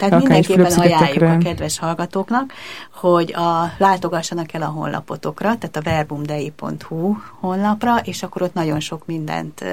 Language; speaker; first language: Hungarian; native; Hungarian